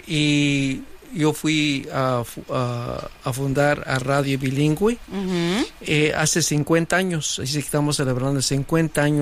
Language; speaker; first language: Spanish; native; Spanish